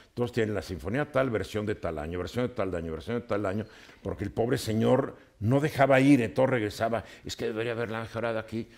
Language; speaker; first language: Spanish; native; Spanish